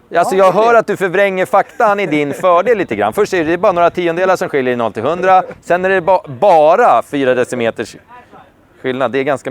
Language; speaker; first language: Swedish; native; Swedish